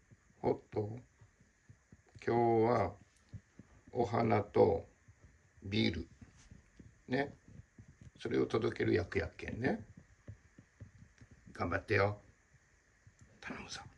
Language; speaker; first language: Japanese; native; Japanese